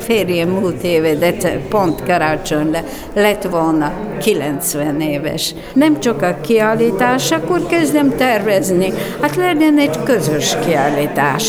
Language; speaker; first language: Hungarian; non-native, fluent; Bulgarian